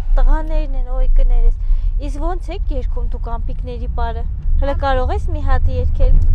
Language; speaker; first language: Armenian; native; Armenian